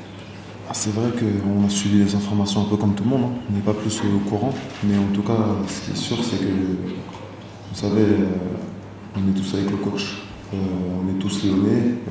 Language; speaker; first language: French; native; French